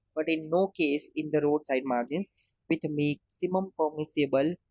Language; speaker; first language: English; non-native, local second language; Gujarati